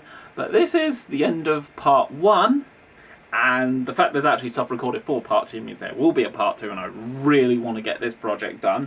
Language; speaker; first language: English; native; English